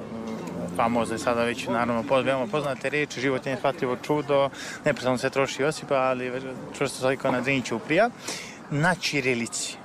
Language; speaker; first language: Serbian; native; Serbian